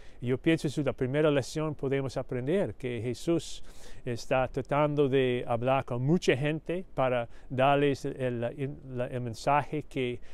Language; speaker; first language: Spanish; non-native, learner; English